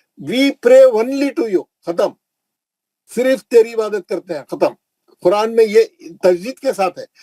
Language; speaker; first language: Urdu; native; Urdu